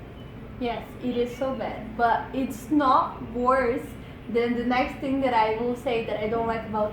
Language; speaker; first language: English; non-native, fluent; Portuguese